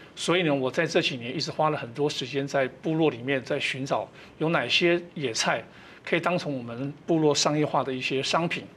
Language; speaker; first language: Chinese; native; Chinese